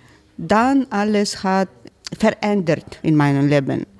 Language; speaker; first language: German; non-native, learner; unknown